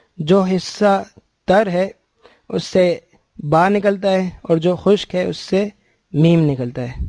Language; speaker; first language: Urdu; native; Urdu